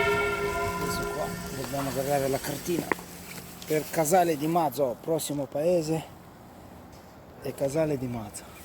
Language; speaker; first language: Italian; non-native, fluent; Romanian